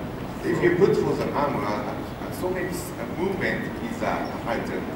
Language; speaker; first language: English; non-native, learner; Japanese